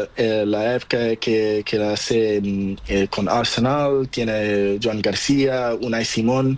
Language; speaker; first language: Spanish; non-native, learner; Portuguese